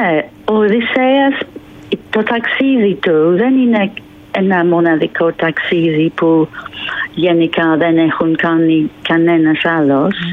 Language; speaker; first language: Greek; non-native, fluent; English